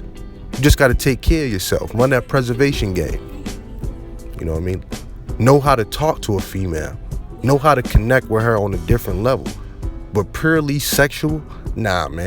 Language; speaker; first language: English; native; English